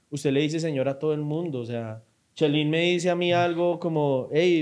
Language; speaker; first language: Spanish; native; Spanish